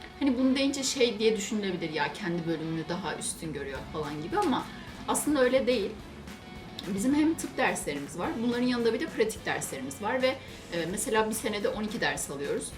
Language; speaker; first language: Turkish; native; Turkish